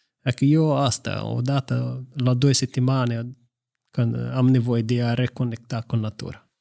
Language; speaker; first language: Romanian; non-native, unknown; Italian